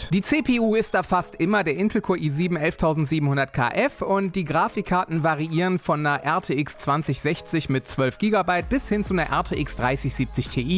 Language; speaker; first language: German; native; German